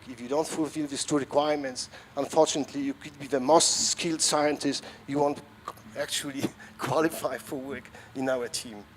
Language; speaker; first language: English; non-native, fluent; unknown